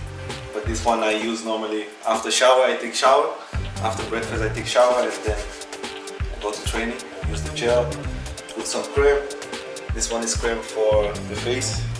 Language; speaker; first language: English; non-native, learner; Portuguese